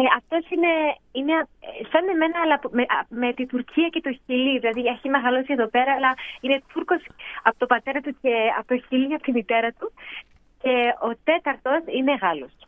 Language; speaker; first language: Greek; early bilingual, heritage; Greek